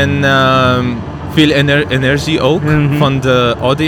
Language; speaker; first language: Dutch; non-native, learner; Arabic